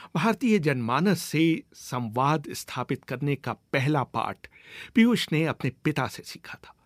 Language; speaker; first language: Hindi; native; Hindi